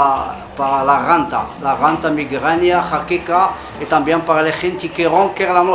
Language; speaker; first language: Spanish; non-native, learner; Arabic